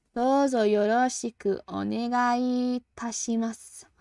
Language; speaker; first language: Japanese; non-native, learner; English